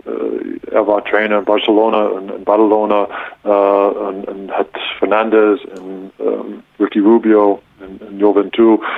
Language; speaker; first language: German; non-native, learner; English